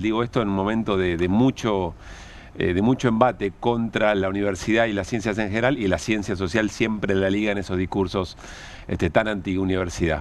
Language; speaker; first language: Spanish; native; Spanish